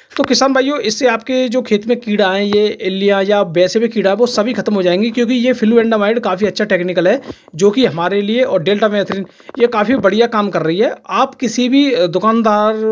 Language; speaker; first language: Hindi; native; Hindi